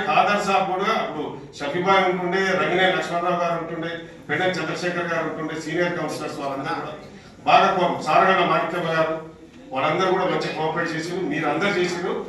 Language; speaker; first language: Telugu; non-native, local second language; Urdu